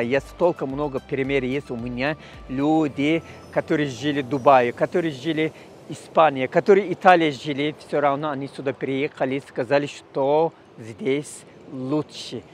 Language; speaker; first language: Russian; non-native, learner; Turkish